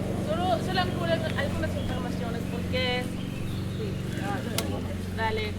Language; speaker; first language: Spanish; non-native, learner; German